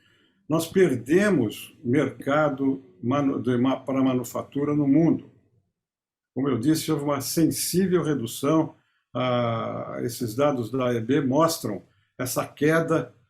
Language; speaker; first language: Portuguese; native; Portuguese